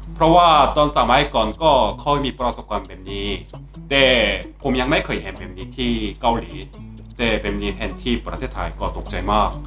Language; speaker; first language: Thai; non-native, learner; Korean